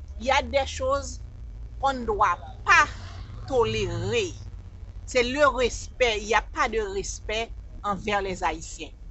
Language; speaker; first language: French; non-native, local second language; Haitian Creole